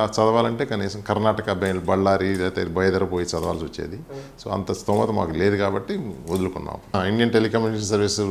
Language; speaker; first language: Telugu; native; Telugu